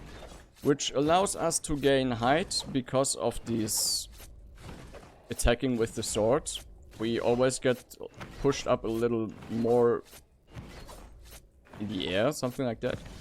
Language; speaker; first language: English; non-native, fluent; German